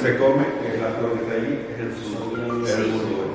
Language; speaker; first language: Spanish; native; Spanish